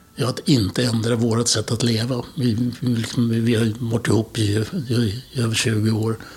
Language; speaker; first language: Swedish; native; Swedish